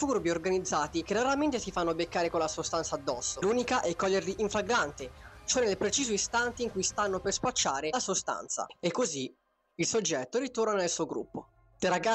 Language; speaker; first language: Italian; native; Italian